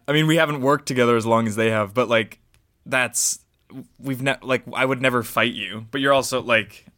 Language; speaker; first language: English; native; English